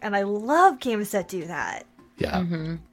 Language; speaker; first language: English; native; English